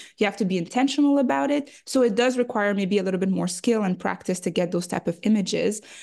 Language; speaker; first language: English; early bilingual, other home language; French